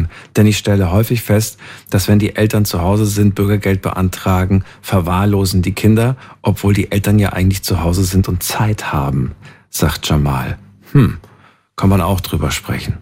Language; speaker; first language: German; native; German